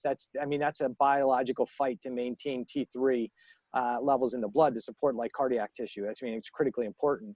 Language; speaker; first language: English; native; English